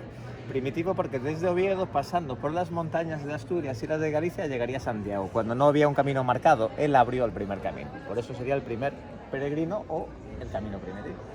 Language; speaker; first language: Spanish; native; Spanish